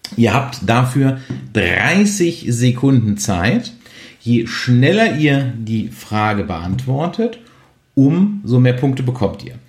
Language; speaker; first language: German; native; German